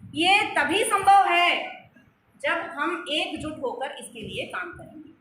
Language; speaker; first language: Hindi; non-native, local second language; Telugu